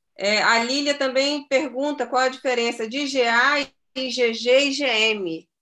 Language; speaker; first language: Portuguese; native; Portuguese